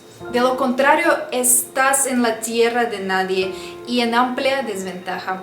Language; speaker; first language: Spanish; non-native, fluent; Russian